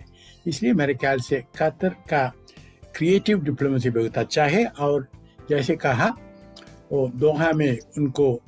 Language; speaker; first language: Hindi; non-native, local second language; Malayalam